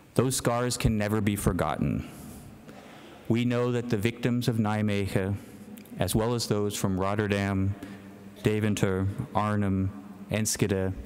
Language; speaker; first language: English; native; English